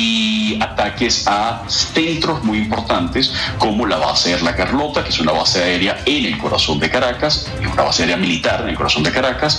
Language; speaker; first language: Spanish; native; Spanish